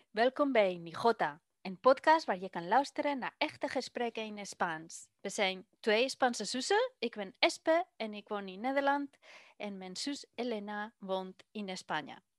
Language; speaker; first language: Dutch; non-native, fluent; Spanish